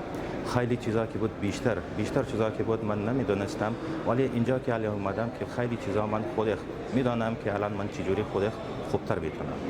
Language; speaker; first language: Persian; early bilingual, heritage; Persian